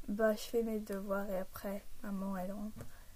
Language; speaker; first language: French; early bilingual, heritage; English